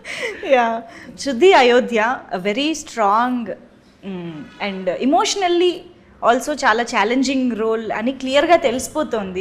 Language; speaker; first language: Telugu; native; Telugu